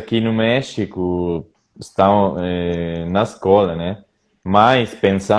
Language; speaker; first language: Portuguese; non-native, learner; Spanish